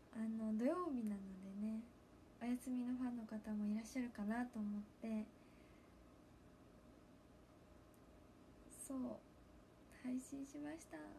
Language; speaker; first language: Japanese; native; Japanese